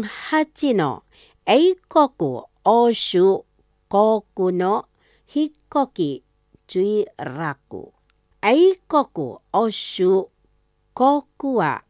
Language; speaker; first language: Japanese; non-native, fluent; Indonesian